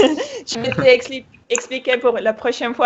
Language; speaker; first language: French; non-native, fluent; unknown